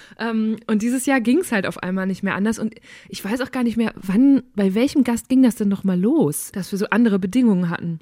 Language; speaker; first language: German; native; German